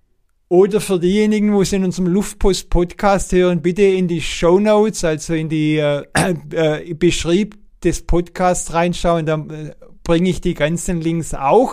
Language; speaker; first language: German; native; German